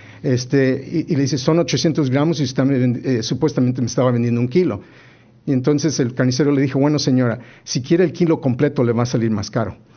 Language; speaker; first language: Spanish; native; Spanish